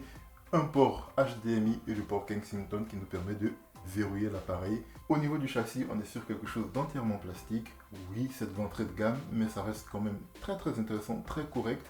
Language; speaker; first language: French; native; French